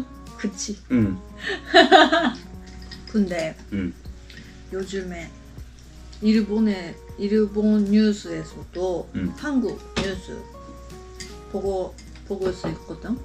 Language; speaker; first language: Korean; non-native, learner; Japanese